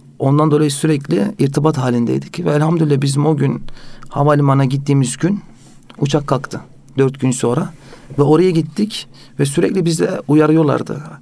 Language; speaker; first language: Turkish; early bilingual, heritage; Turkish